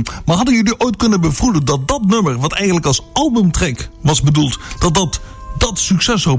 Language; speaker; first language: Dutch; native; Dutch